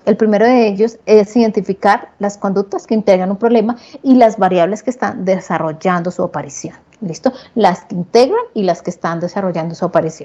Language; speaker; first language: Spanish; native; Spanish